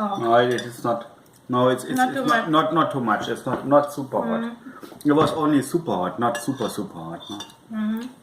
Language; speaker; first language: English; non-native, fluent; German